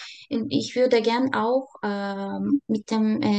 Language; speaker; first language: German; non-native, learner; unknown